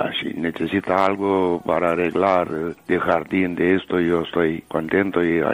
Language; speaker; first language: Spanish; non-native, learner; Romanian